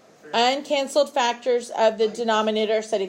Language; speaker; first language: English; native; English